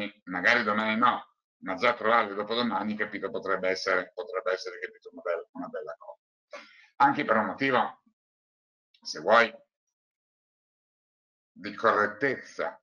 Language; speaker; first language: Italian; native; Italian